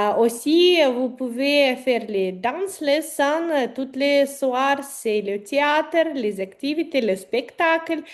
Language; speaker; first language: French; non-native, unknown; Ukrainian